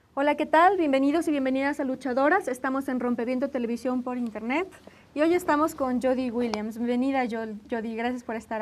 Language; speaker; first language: Spanish; native; Spanish